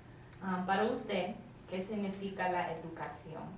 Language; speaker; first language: Spanish; non-native, learner; English